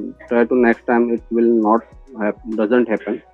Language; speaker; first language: English; non-native, learner; Hindi